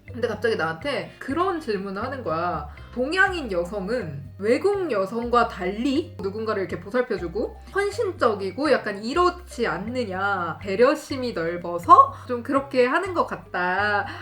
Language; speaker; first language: Korean; native; Korean